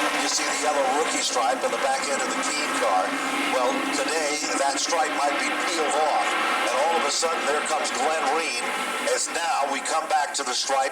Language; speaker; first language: English; native; English